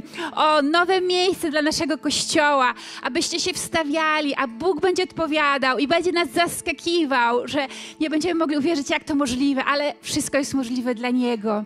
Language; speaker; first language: Polish; native; Polish